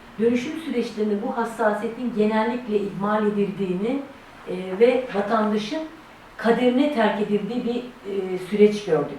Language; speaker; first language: Turkish; native; Turkish